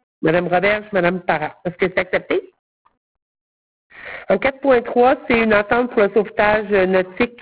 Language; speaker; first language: French; native; French